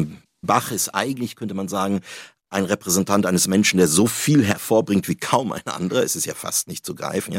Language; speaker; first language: German; native; German